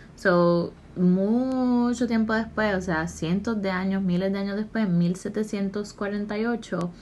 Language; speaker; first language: Spanish; native; Spanish